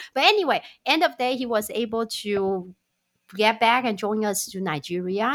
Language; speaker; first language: English; non-native, fluent; Chinese